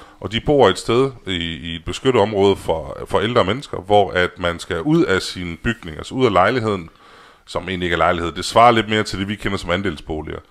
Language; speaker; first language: Danish; native; Danish